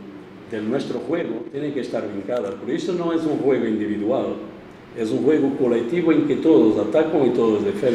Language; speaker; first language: Spanish; non-native, fluent; Portuguese